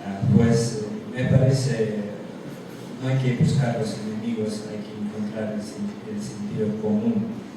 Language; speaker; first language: Spanish; non-native, fluent; Russian